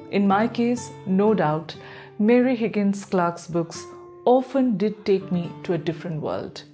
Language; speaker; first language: English; non-native, local second language; Malayalam